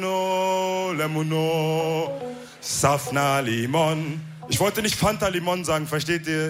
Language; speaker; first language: German; early bilingual, other home language; Wolof